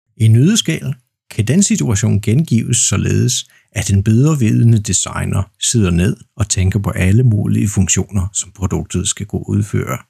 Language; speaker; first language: Danish; non-native, fluent; Polish